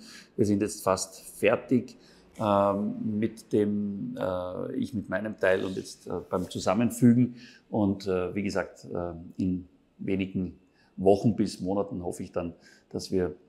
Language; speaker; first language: German; native; German